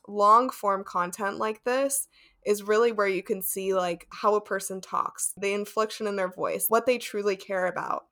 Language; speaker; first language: English; native; English